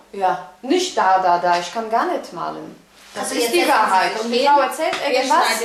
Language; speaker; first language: German; non-native, fluent; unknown